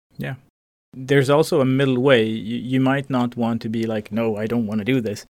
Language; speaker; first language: English; non-native, fluent; Swedish